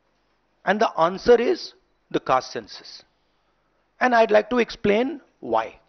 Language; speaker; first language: English; non-native, local second language; Hindi